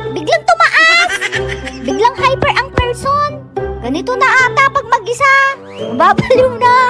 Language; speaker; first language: Filipino; non-native, local second language; Iloko